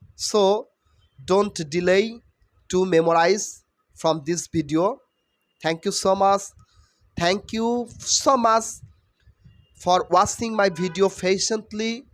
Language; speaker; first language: English; non-native, local second language; Bangla